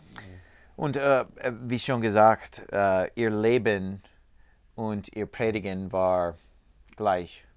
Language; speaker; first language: German; non-native, learner; English